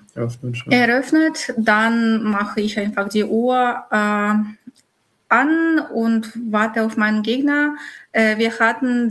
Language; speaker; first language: German; non-native, fluent; Russian